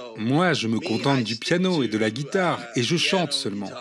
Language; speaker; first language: French; non-native, fluent; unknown